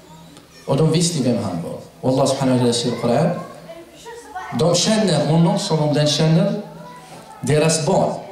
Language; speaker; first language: Swedish; non-native, fluent; Arabic